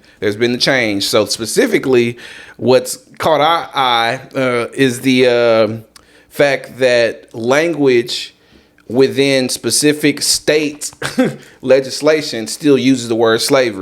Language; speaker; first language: English; native; English